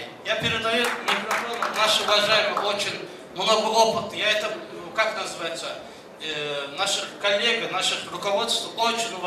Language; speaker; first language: Russian; non-native, fluent; Azerbaijani